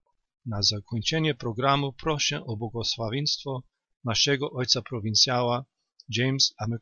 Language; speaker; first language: Polish; native; Polish